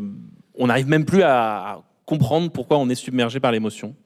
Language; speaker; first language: French; native; French